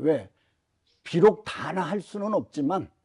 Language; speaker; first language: Korean; native; Korean